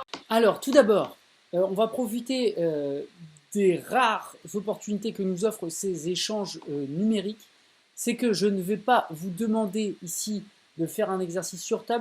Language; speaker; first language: French; native; French